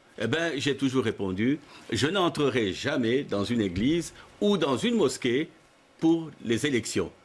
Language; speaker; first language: French; non-native, local second language; Lingala